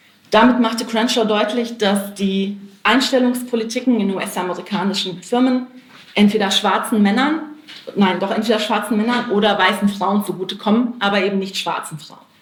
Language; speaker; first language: German; native; German